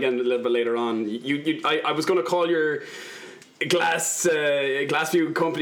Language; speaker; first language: English; native; English